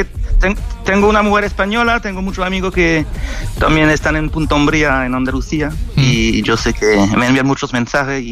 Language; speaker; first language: Spanish; non-native, fluent; French